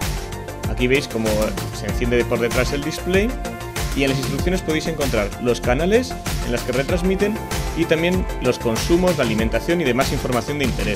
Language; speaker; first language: Spanish; native; Spanish